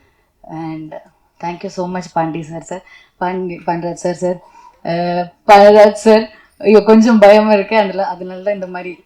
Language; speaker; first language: Tamil; non-native, learner; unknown